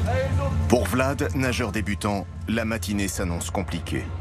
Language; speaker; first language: French; native; French